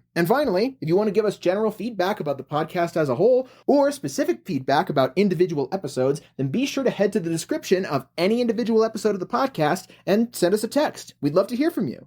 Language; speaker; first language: English; native; English